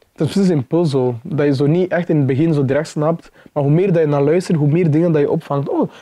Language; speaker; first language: Dutch; non-native, fluent; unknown